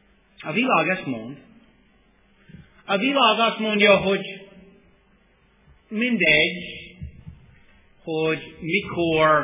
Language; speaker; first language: Hungarian; non-native, fluent; English